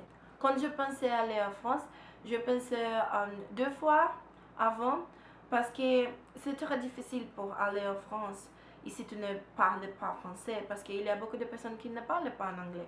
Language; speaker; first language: French; non-native, learner; Portuguese